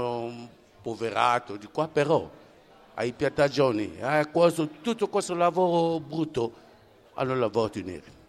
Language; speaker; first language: Italian; non-native, fluent; French